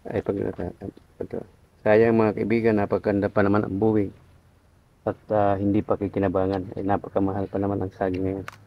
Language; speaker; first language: Filipino; non-native, local second language; Waray